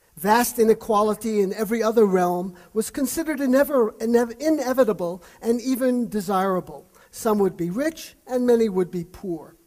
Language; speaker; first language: English; native; English